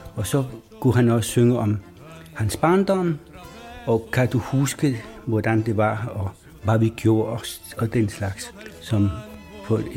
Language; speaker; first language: Danish; non-native, fluent; Spanish